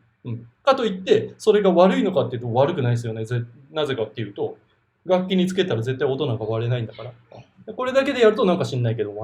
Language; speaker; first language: Japanese; native; Japanese